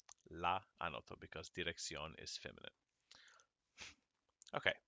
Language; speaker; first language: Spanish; non-native, fluent; English